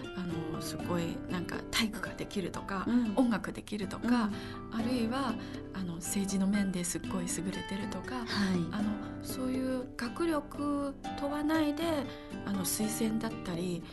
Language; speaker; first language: Japanese; non-native, fluent; Chinese